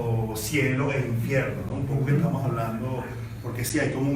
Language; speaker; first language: Spanish; native; Spanish